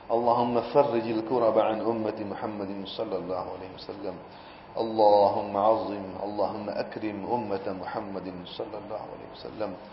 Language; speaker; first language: Arabic; non-native, fluent; Gujarati